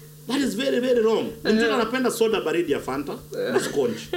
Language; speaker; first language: English; non-native, local second language; Luo (Kenya and Tanzania)